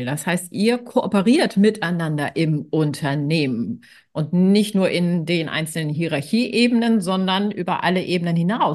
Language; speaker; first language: German; native; German